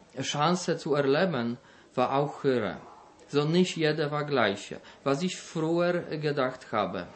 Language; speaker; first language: German; non-native, learner; Polish